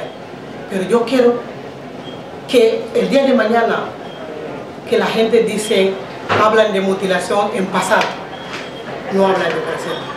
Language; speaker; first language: Spanish; non-native, fluent; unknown